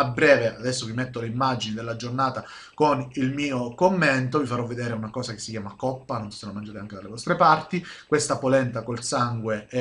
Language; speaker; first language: Italian; native; Italian